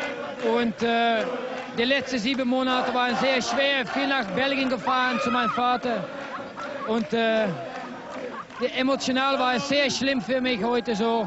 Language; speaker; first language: German; non-native, fluent; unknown